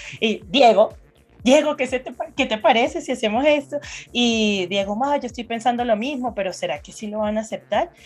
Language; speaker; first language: Spanish; native; Spanish